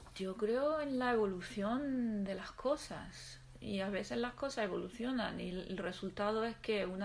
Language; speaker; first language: Spanish; non-native, fluent; Arabic